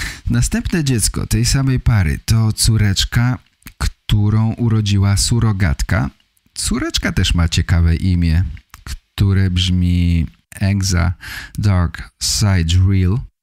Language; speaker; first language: Polish; native; Polish